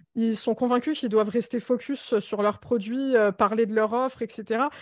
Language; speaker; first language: French; native; French